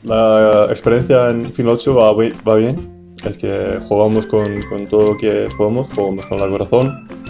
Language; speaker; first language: Spanish; non-native, learner; English